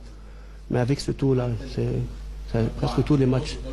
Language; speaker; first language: French; non-native, fluent; Arabic